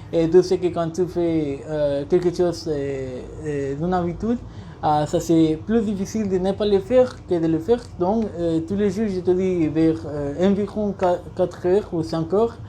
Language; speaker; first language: French; non-native, learner; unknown